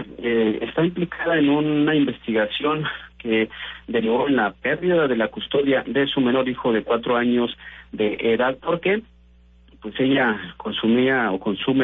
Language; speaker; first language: Spanish; native; Spanish